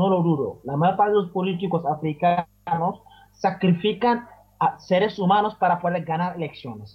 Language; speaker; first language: Spanish; non-native, fluent; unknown